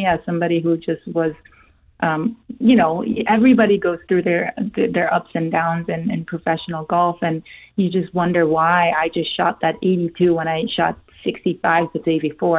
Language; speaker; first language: English; non-native, fluent; Korean